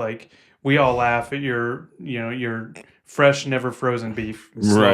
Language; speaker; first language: English; native; English